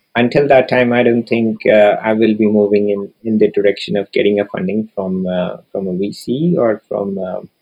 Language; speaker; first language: English; non-native, local second language; Hindi